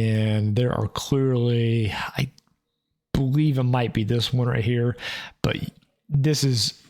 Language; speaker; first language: English; native; English